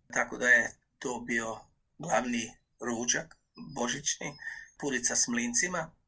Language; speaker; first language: Croatian; native; Croatian